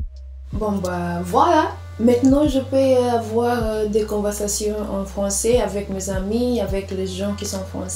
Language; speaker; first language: French; non-native, learner; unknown